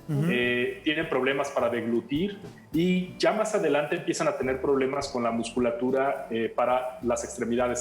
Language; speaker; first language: Spanish; native; Spanish